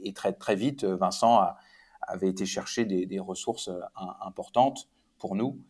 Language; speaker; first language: French; native; French